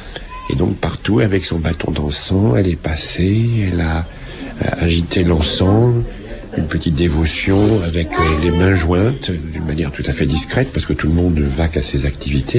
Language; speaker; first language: French; native; French